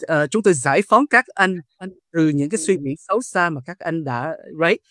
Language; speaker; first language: Vietnamese; early bilingual, other home language; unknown